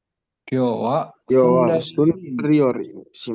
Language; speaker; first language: Japanese; non-native, learner; Indonesian